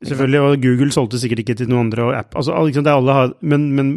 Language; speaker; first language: Norwegian; native; Norwegian